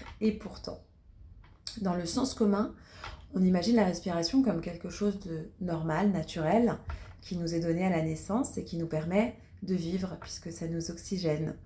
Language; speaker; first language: French; native; French